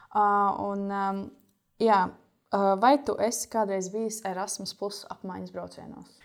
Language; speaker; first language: Latvian; native; Latvian